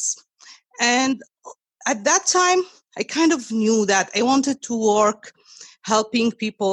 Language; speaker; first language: English; non-native, fluent; Arabic